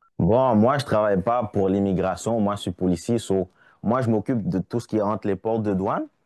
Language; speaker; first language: French; non-native, local second language; Haitian Creole